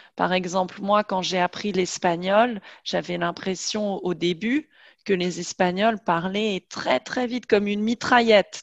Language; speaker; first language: French; native; French